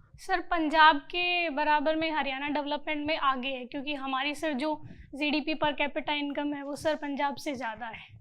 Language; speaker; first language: Hindi; native; Hindi